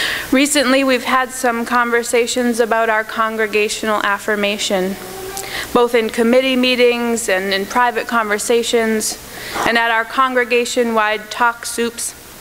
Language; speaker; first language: English; native; English